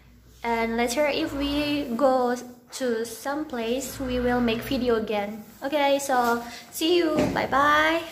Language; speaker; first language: English; non-native, learner; Indonesian